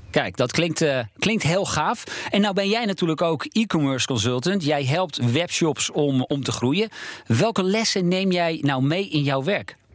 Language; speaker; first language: Dutch; native; Dutch